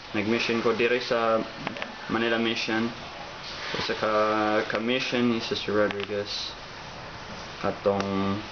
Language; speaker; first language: Cebuano; non-native, learner; English